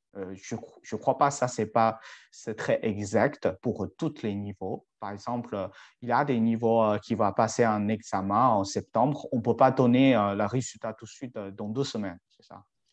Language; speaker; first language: French; non-native, fluent; Chinese